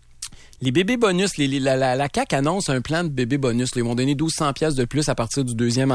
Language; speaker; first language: French; native; French